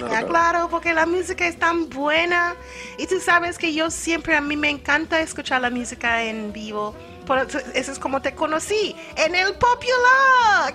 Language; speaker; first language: Spanish; non-native, fluent; English